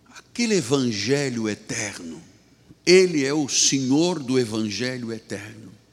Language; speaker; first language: Portuguese; native; Portuguese